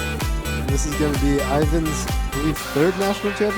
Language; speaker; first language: English; native; English